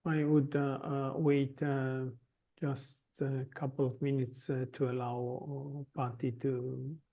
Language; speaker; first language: English; non-native, fluent; Italian